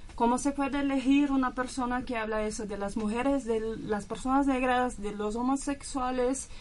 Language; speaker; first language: Spanish; non-native, learner; Portuguese